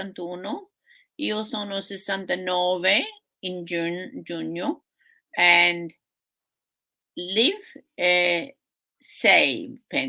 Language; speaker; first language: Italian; early bilingual, heritage; Sicilian